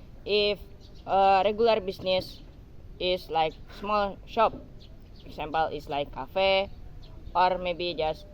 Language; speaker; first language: English; non-native, learner; Indonesian